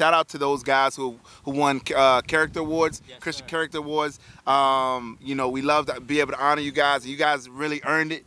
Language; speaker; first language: English; native; English